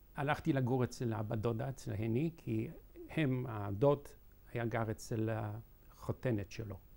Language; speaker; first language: Hebrew; non-native, fluent; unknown